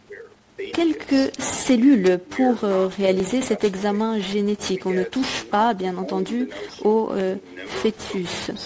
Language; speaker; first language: French; native; French